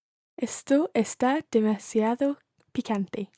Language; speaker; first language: Spanish; non-native, learner; English